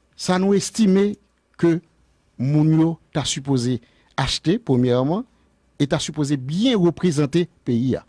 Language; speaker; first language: French; non-native, local second language; Haitian Creole